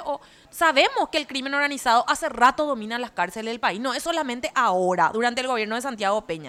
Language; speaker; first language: Spanish; native; Spanish